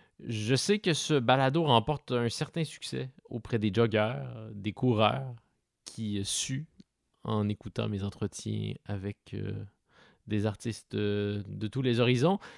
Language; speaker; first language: French; native; French